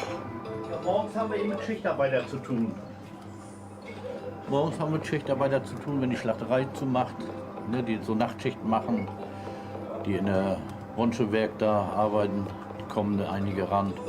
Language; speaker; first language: German; native; German